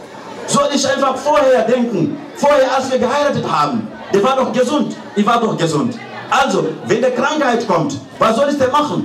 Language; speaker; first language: German; non-native, learner; Fula